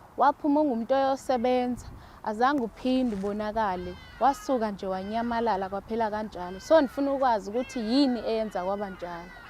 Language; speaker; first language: Zulu; non-native, local second language; Xhosa